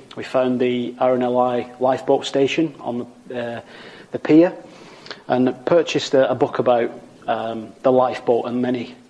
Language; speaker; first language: English; native; English